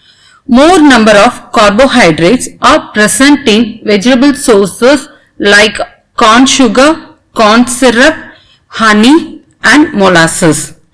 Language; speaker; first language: English; non-native, local second language; Tamil